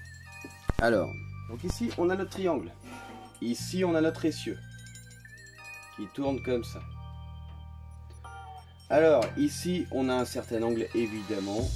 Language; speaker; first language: French; native; French